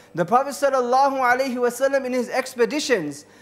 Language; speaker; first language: English; early bilingual, other home language; Urdu